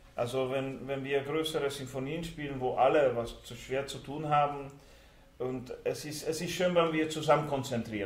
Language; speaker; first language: German; non-native, fluent; Hungarian